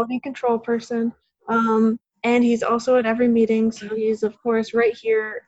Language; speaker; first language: English; native; English